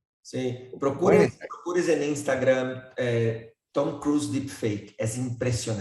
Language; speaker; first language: Spanish; non-native, fluent; Portuguese